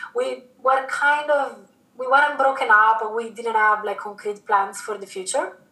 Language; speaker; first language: English; non-native, fluent; Italian